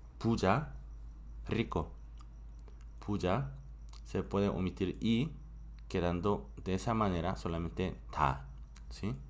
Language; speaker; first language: Spanish; non-native, fluent; Korean